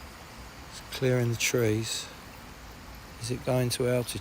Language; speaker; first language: English; native; English